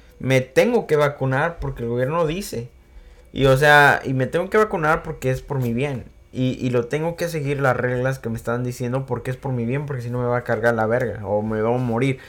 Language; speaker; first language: Spanish; early bilingual, heritage; Spanish